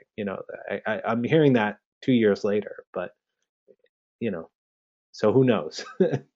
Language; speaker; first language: English; early bilingual, other home language; Spanish